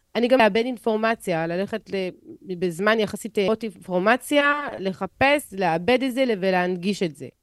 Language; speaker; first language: Hebrew; non-native, fluent; French